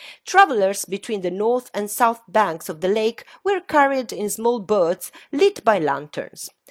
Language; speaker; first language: English; non-native, fluent; Italian